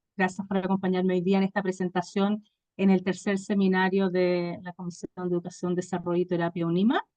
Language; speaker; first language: Spanish; native; Spanish